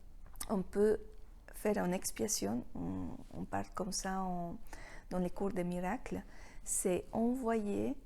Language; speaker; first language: French; non-native, fluent; Spanish